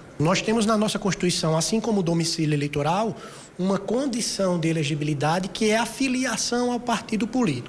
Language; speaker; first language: Portuguese; native; Portuguese